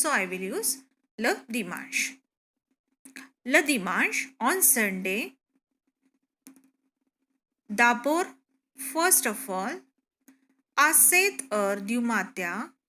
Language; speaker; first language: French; non-native, learner; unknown